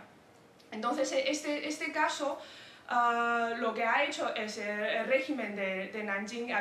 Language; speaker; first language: Spanish; non-native, fluent; Chinese